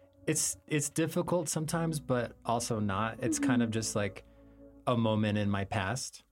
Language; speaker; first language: English; native; English